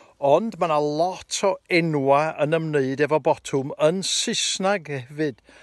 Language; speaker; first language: Welsh; native; Welsh